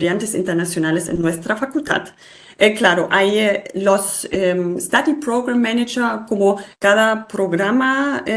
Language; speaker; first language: Spanish; non-native, fluent; German